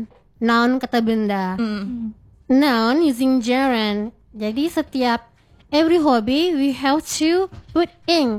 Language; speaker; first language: English; non-native, fluent; Indonesian